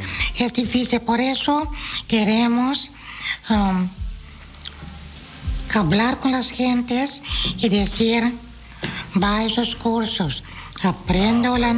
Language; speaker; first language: Spanish; non-native, fluent; Dutch